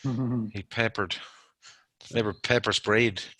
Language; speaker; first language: English; native; English